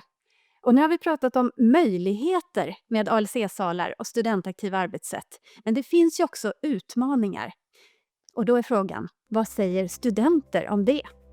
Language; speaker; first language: Swedish; native; Swedish